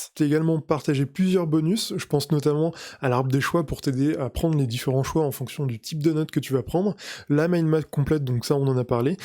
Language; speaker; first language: French; native; French